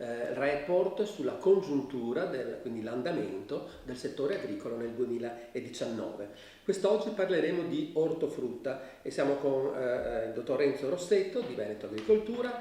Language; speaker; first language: Italian; native; Italian